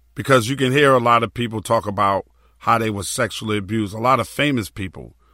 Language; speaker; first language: English; native; English